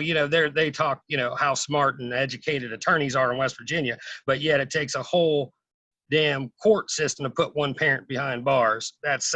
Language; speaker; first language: English; native; English